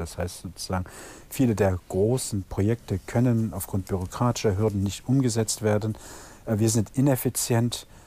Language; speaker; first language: German; early bilingual, other home language; Turkish